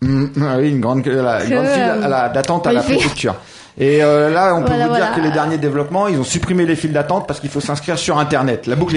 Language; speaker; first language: French; native; French